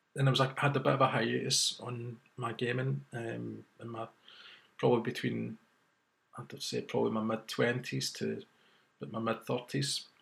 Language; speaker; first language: English; native; English